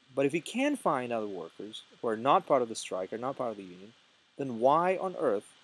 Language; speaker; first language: English; non-native, fluent; Russian